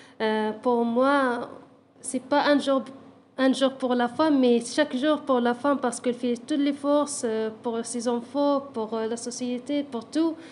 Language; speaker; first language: French; non-native, learner; Arabic